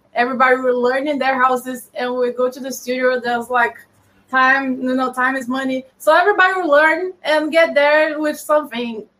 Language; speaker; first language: English; non-native, fluent; Portuguese